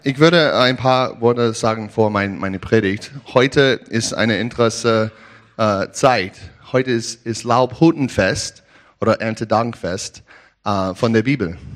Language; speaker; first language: German; non-native, learner; English